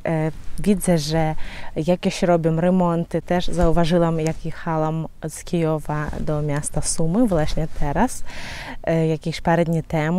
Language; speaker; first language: Polish; non-native, fluent; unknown